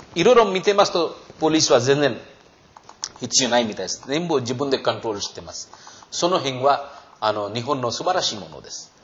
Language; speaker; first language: Japanese; non-native, fluent; Hindi